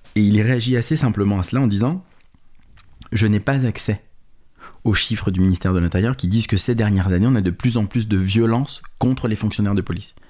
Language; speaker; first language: French; native; French